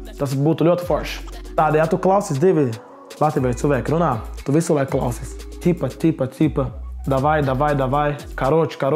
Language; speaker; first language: Latvian; non-native, learner; Portuguese